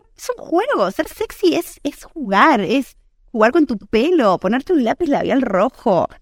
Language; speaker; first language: Spanish; native; Spanish